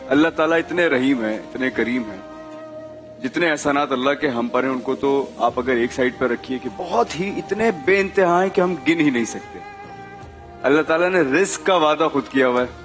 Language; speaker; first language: Urdu; native; Urdu